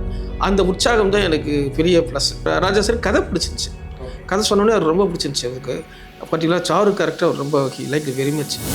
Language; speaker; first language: Tamil; native; Tamil